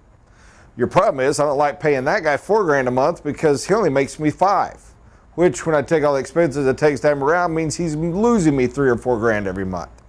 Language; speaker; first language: English; native; English